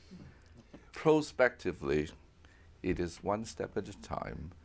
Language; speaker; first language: English; non-native, local second language; Cantonese